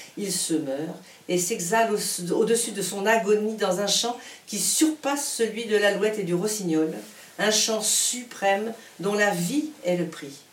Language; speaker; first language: French; native; French